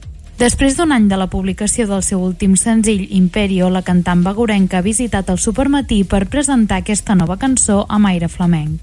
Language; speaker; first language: Catalan; native; Catalan